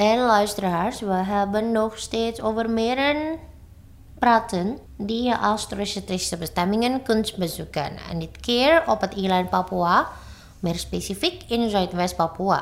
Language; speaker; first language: Dutch; non-native, fluent; Indonesian